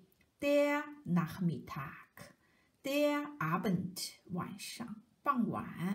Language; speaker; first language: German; non-native, fluent; Chinese